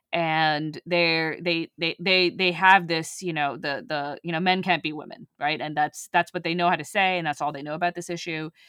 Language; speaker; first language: English; early bilingual, other home language; Urdu